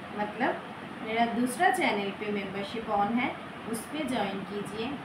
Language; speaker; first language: Hindi; non-native, local second language; Bangla